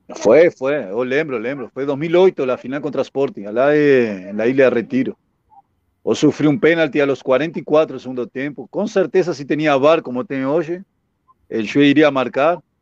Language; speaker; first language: Portuguese; non-native, fluent; Spanish